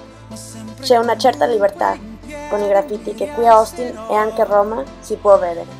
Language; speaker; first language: Italian; non-native, learner; English